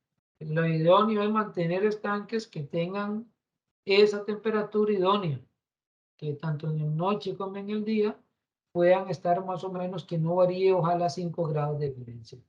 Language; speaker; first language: Spanish; native; Spanish